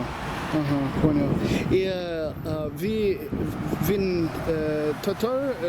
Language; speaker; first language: Russian; non-native, learner; English